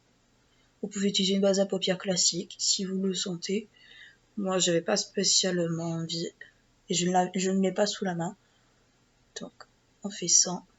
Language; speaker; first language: French; native; French